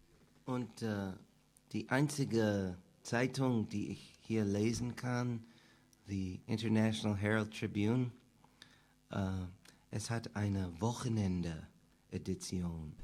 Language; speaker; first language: German; non-native, learner; English